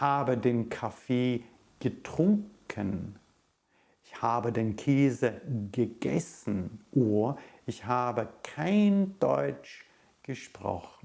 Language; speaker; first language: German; non-native, fluent; English